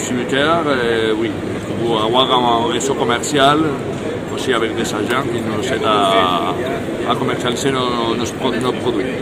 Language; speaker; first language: French; non-native, fluent; Spanish